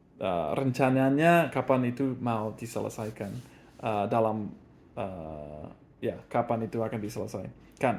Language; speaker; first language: Indonesian; non-native, fluent; English